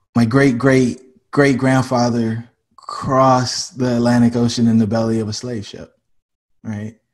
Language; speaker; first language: English; native; English